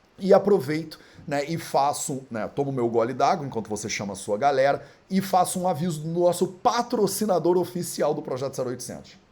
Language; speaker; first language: Portuguese; native; Portuguese